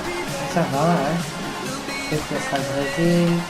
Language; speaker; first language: French; native; French